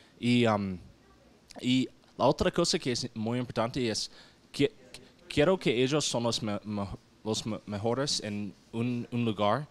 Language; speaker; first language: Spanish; non-native, learner; English